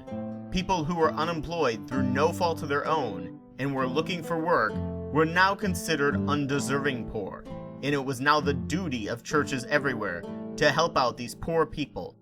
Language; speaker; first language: English; native; English